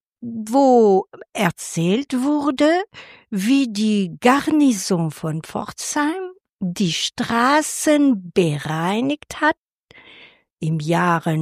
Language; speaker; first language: German; non-native, fluent; French